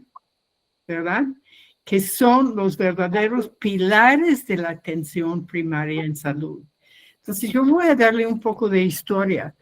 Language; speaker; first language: Spanish; non-native, fluent; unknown